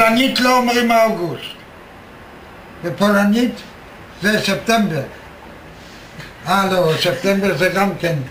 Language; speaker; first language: Hebrew; non-native, fluent; Polish